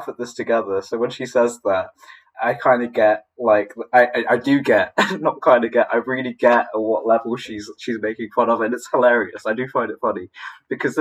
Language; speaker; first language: English; native; English